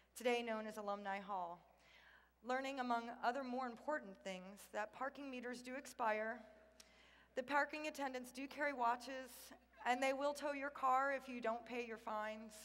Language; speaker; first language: English; native; English